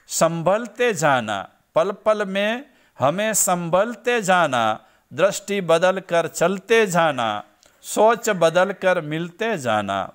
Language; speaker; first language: Hindi; non-native, local second language; Gujarati